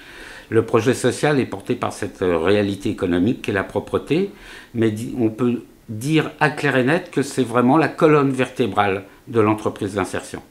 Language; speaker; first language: French; native; French